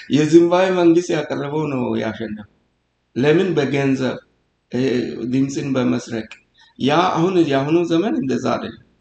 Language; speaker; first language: Amharic; non-native, local second language; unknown